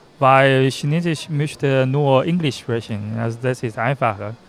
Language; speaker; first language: German; non-native, learner; Chinese